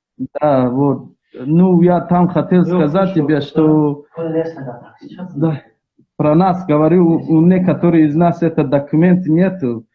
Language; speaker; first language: Russian; non-native, learner; Tajik